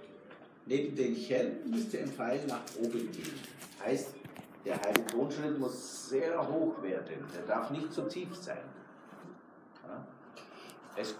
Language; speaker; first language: German; native; German